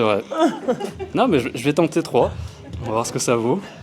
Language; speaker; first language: French; native; French